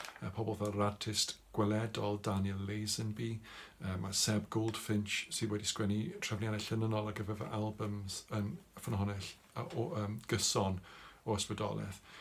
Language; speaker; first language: Welsh; non-native, local second language; English